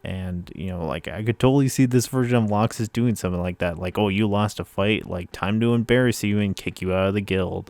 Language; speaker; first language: English; native; English